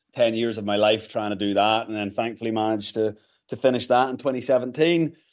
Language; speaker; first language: English; native; English